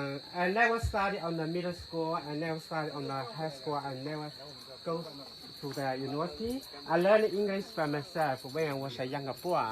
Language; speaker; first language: English; non-native, learner; Chinese